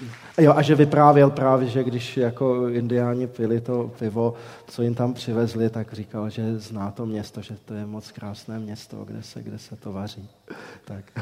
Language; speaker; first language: Czech; native; Czech